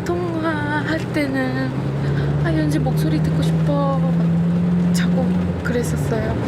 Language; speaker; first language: Korean; non-native, fluent; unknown